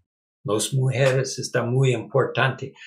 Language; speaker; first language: Spanish; non-native, learner; English